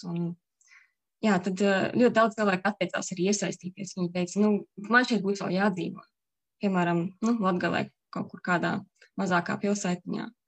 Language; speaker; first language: Latvian; native; Latvian